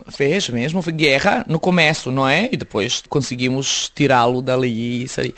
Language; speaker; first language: Portuguese; non-native, fluent; Serbian